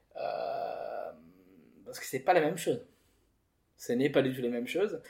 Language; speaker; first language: French; early bilingual, other home language; English